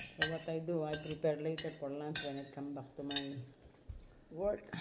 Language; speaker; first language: English; non-native, learner; Filipino